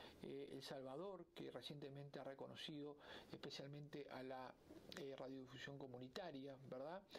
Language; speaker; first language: Spanish; native; Spanish